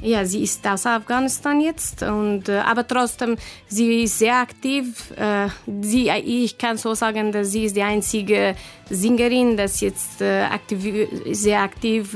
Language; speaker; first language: German; non-native, learner; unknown